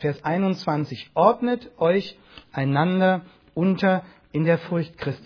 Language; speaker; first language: German; native; German